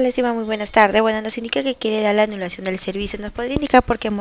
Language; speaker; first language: Spanish; native; Spanish